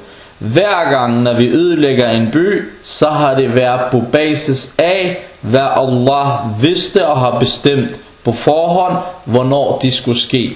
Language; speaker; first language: Danish; non-native, fluent; Arabic